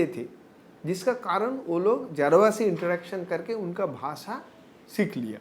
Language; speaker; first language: Hindi; non-native, local second language; Bangla